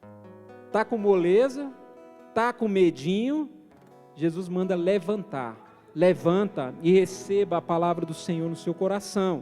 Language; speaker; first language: Portuguese; native; Portuguese